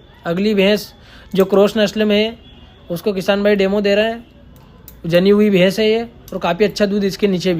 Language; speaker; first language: Hindi; native; Hindi